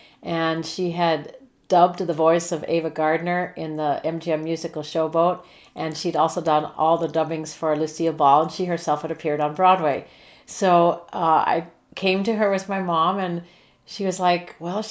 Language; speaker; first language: English; native; English